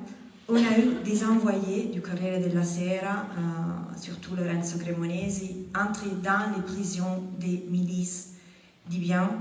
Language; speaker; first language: French; non-native, fluent; Italian